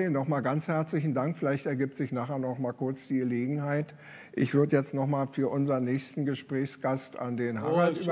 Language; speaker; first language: German; native; German